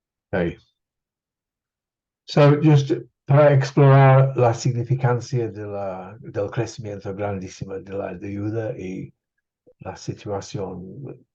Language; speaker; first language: Spanish; non-native, fluent; English